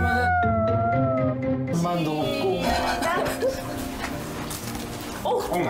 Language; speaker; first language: Korean; native; Korean